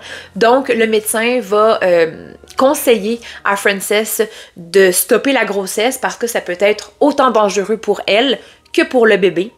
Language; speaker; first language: French; native; French